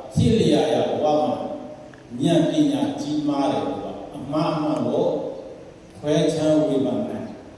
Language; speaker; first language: Burmese; non-native, local second language; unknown